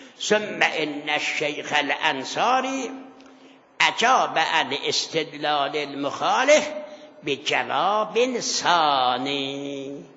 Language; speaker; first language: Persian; non-native, local second language; Azerbaijani